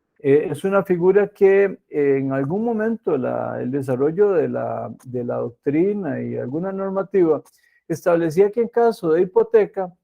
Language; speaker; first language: Spanish; native; Spanish